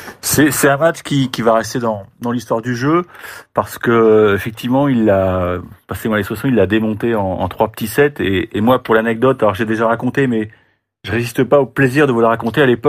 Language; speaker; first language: French; native; French